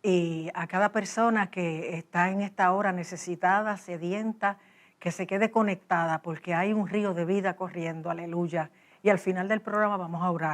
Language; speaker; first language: Spanish; native; Spanish